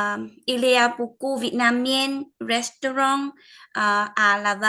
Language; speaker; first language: French; non-native, learner; Vietnamese